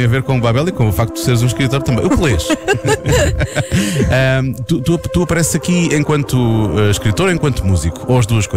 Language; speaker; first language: Portuguese; native; Portuguese